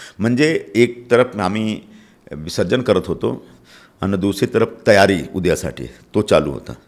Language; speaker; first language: Marathi; non-native, local second language; Hindi